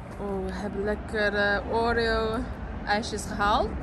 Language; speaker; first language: Dutch; early bilingual, heritage; Dutch